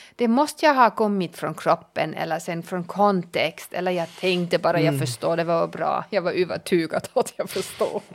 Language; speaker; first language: Swedish; non-native, learner; German